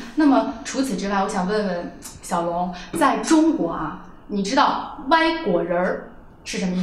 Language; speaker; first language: Chinese; native; Chinese